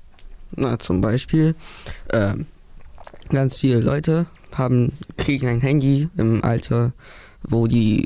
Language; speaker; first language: German; early bilingual, other home language; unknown